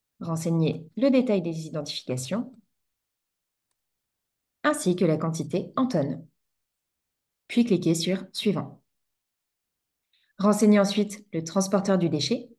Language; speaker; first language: French; native; French